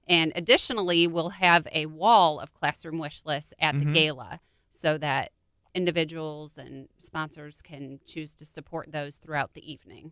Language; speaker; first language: English; native; English